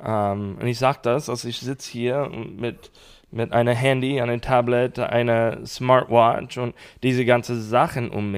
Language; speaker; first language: German; non-native, learner; English